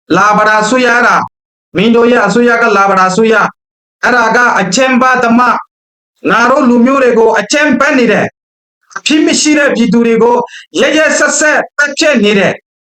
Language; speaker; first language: Burmese; non-native, local second language; Rohingya